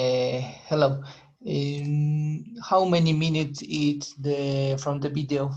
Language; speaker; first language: English; non-native, learner; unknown